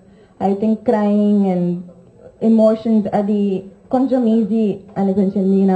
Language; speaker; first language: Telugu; non-native, fluent; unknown